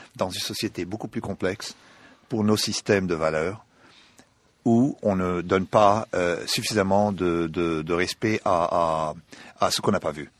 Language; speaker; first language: French; non-native, local second language; Arabic